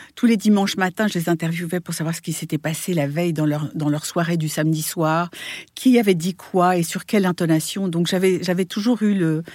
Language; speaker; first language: French; native; French